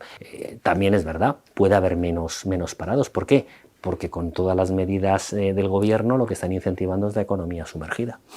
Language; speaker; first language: Spanish; native; Spanish